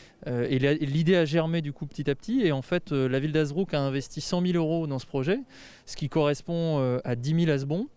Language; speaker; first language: French; native; French